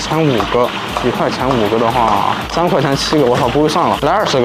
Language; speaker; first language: Chinese; native; Chinese